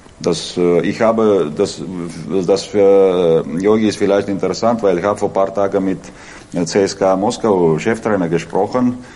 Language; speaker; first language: German; non-native, learner; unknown